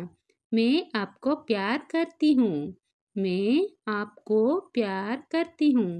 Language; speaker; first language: Hindi; non-native, local second language; Telugu